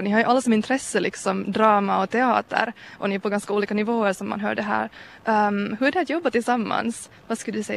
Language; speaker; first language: Swedish; native; Swedish